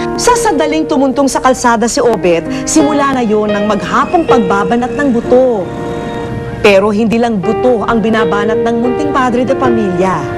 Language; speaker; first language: Filipino; native; Filipino